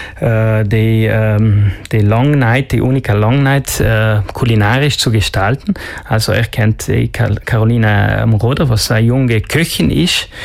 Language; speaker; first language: German; non-native, local second language; Ladin